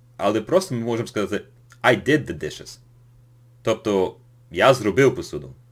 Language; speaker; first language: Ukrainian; early bilingual, heritage; English